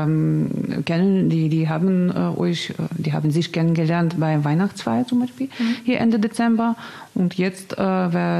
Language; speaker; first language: German; non-native, learner; Russian